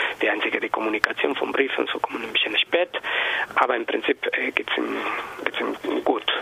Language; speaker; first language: German; non-native, learner; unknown